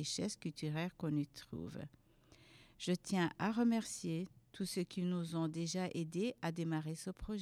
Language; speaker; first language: French; non-native, local second language; Kinyarwanda